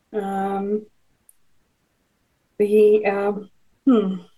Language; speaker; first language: Irish; non-native, learner; Polish